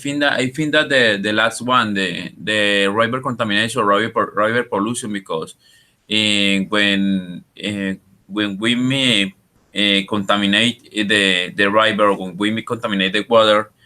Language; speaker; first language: English; non-native, learner; Spanish